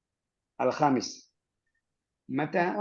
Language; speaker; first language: Arabic; non-native, fluent; Malayalam